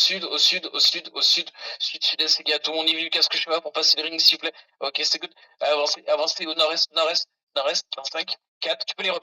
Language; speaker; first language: French; native; French